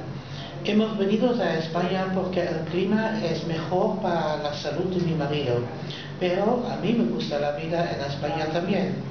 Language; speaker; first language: Spanish; non-native, learner; Dutch